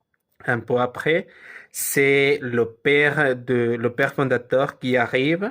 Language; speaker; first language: French; non-native, learner; Spanish